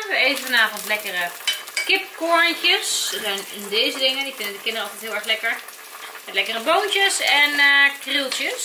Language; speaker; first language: Dutch; native; Dutch